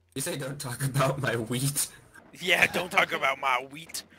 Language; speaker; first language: English; native; English